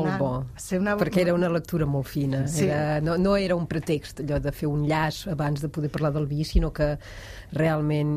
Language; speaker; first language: Catalan; non-native, fluent; French